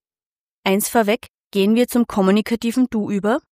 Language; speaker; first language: German; native; German